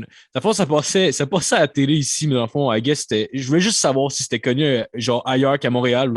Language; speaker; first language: French; native; French